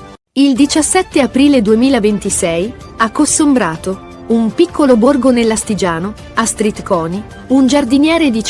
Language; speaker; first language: Italian; native; Italian